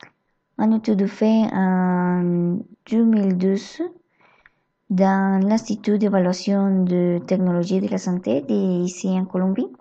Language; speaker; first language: French; non-native, learner; Spanish